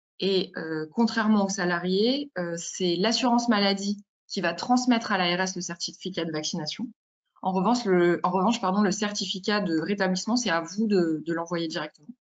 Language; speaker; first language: French; native; French